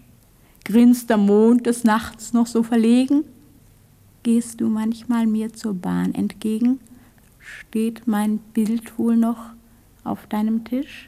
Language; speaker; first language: German; early bilingual, other home language; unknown